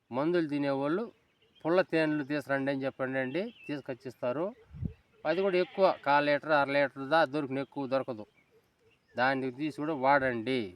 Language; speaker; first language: Telugu; native; Telugu